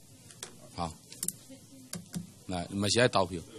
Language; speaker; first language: Chinese; native; Chinese